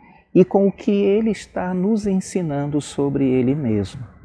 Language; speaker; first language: Portuguese; native; Portuguese